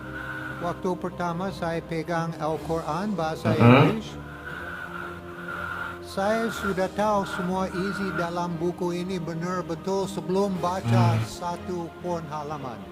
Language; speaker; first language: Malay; non-native, fluent; English